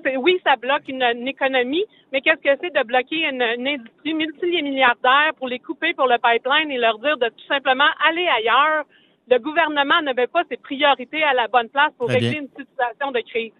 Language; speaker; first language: French; native; French